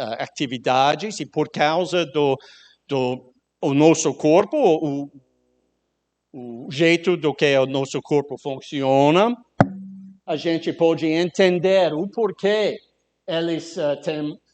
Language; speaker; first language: Portuguese; non-native, learner; English